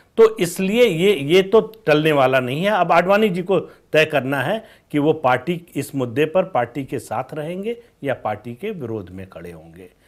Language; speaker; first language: Hindi; native; Hindi